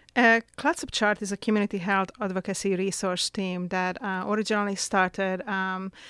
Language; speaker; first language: English; non-native, fluent; Hungarian